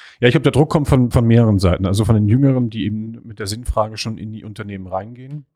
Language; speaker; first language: German; native; German